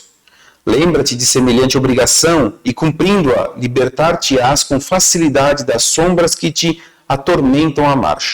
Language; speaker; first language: Portuguese; native; Portuguese